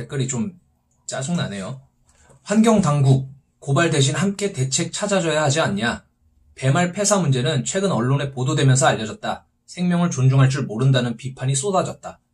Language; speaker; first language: Korean; native; Korean